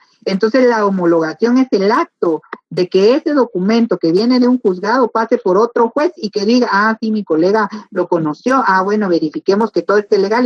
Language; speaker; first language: Spanish; native; Spanish